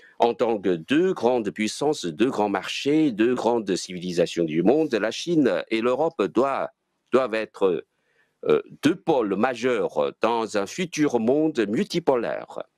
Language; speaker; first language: French; non-native, fluent; Chinese